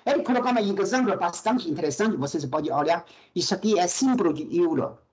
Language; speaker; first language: Portuguese; non-native, fluent; Chinese